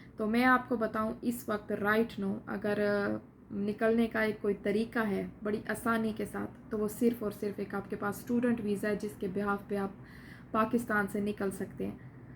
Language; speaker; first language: Urdu; non-native, local second language; Saraiki